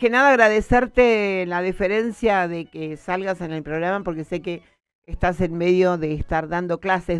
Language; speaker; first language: Spanish; native; Spanish